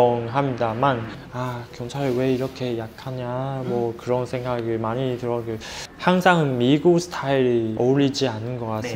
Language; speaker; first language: Korean; non-native, fluent; Chinese